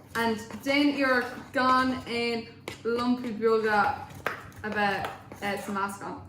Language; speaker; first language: Irish; non-native, local second language; English